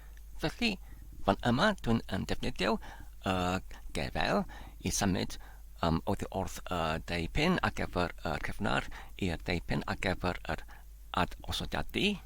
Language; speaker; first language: Welsh; non-native, learner; Polish